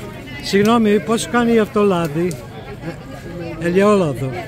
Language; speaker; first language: Greek; non-native, learner; Serbian